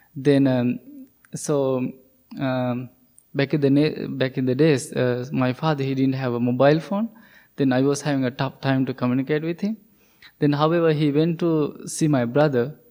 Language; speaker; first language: English; non-native, local second language; Sinhala